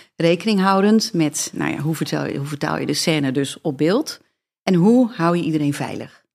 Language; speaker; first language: Dutch; native; Dutch